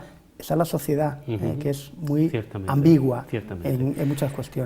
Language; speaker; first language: Spanish; native; Spanish